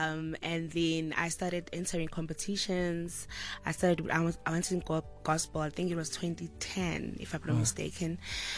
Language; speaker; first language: English; non-native, local second language; Zulu